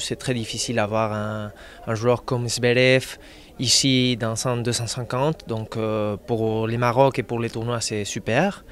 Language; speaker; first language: French; non-native, fluent; Spanish